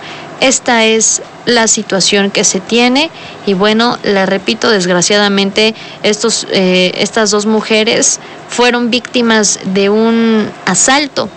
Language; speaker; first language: Spanish; native; Spanish